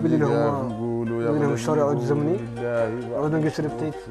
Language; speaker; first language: Arabic; native; Arabic